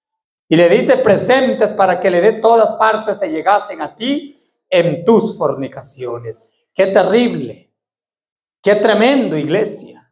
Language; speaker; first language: Spanish; native; Spanish